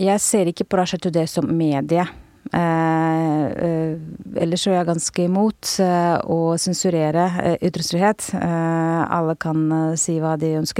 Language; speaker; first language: Norwegian; non-native, fluent; Russian